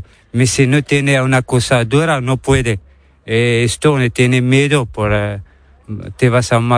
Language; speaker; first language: Spanish; non-native, learner; Arabic